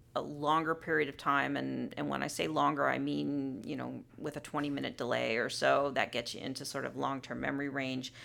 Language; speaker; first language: English; native; English